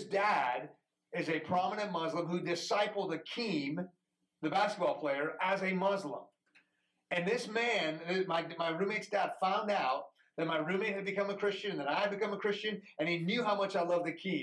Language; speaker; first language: English; early bilingual, other home language; Persian